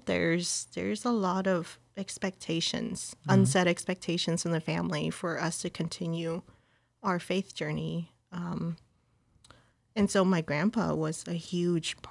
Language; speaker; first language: English; early bilingual, other home language; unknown